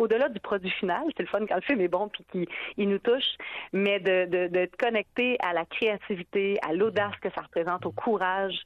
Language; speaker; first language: French; native; French